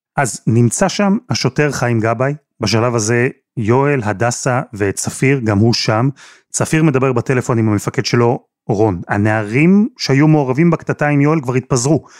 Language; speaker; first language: Hebrew; native; Hebrew